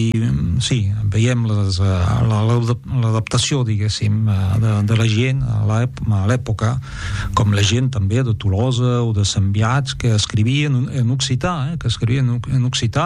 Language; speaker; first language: Catalan; non-native, fluent; French